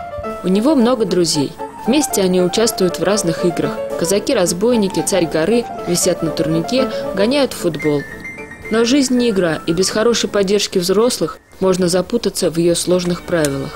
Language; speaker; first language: Russian; native; Russian